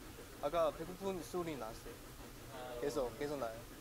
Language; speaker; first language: Korean; non-native, fluent; Japanese